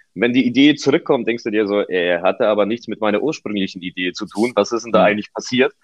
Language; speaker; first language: German; non-native, fluent; Polish